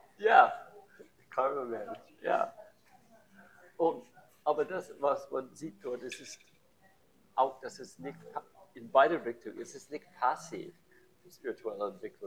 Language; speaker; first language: German; non-native, learner; English